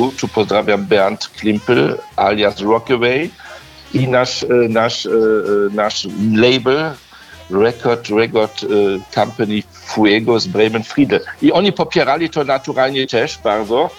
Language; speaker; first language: Polish; early bilingual, heritage; Polish